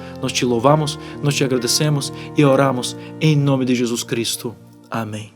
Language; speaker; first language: Portuguese; non-native, fluent; Ukrainian